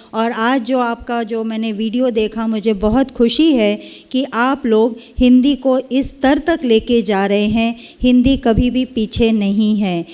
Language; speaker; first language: Hindi; non-native, local second language; Kannada